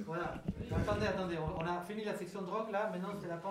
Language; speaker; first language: French; native; French